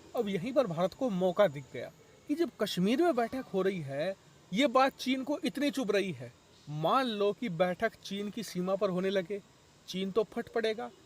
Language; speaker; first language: Hindi; native; Hindi